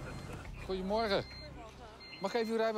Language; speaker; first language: Dutch; native; Dutch